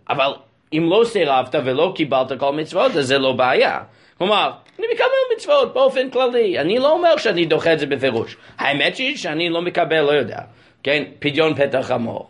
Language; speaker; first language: Hebrew; non-native, fluent; English